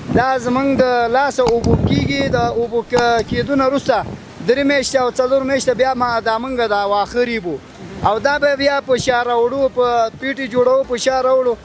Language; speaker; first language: Pashto; non-native, local second language; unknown